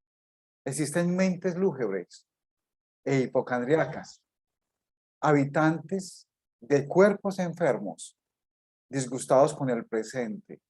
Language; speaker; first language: Spanish; native; Spanish